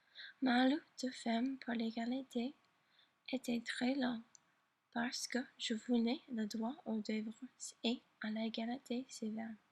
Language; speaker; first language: French; non-native, learner; English